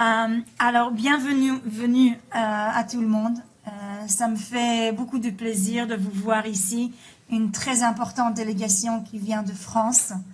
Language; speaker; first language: French; early bilingual, heritage; Hebrew